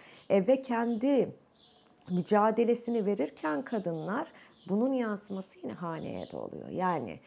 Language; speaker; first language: Turkish; native; Turkish